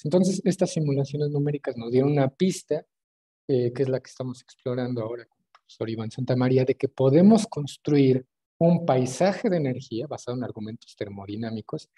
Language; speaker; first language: Spanish; native; Spanish